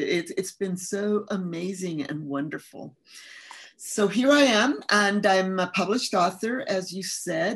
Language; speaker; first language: English; early bilingual, other home language; Spanish